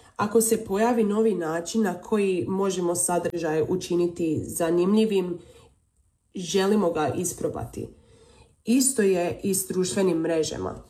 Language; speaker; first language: Serbian; early bilingual, heritage; Croatian